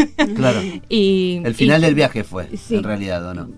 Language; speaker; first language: Spanish; native; Spanish